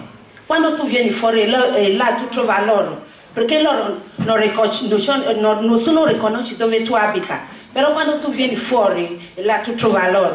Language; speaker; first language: Italian; non-native, learner; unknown